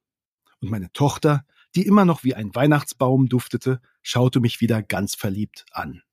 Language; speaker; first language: German; native; German